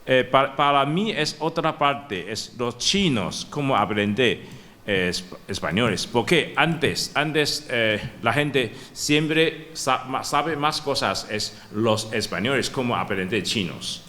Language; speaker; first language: Spanish; non-native, learner; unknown